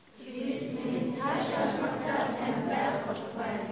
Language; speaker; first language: Mongolian; non-native, fluent; Korean